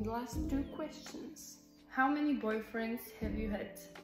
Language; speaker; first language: English; non-native, fluent; Slovak